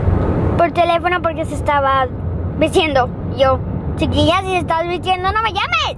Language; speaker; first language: Spanish; early bilingual, other home language; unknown